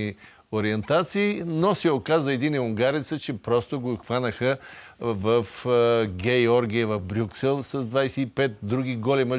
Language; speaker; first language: Bulgarian; native; Bulgarian